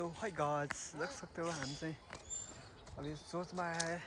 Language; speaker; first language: Hindi; non-native, learner; Nepali